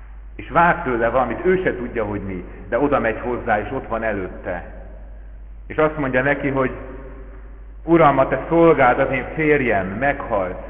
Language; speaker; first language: Hungarian; native; Hungarian